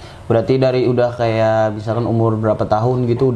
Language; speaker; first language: Indonesian; native; Indonesian